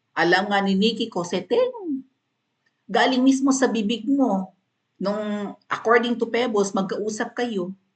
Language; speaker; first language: Filipino; non-native, local second language; Cebuano